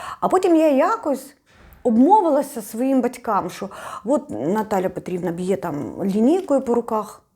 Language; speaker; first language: Ukrainian; non-native, local second language; Russian